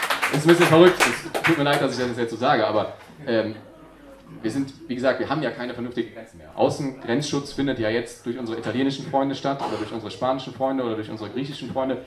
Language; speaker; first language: German; native; German